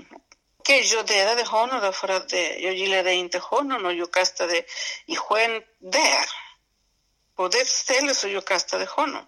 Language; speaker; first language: Swedish; non-native, fluent; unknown